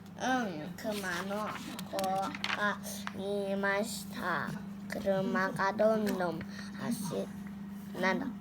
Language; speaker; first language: Japanese; non-native, learner; Thai